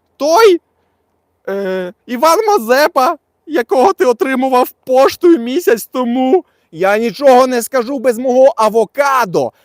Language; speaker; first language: Ukrainian; non-native, local second language; Russian